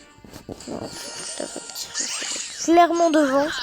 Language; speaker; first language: French; native; French